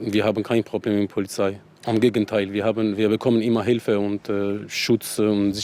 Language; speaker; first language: German; non-native, learner; Arabic